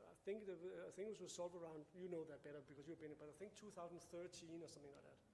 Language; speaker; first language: English; non-native, fluent; Danish